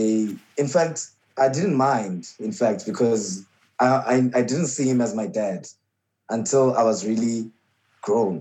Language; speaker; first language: English; non-native, local second language; Xhosa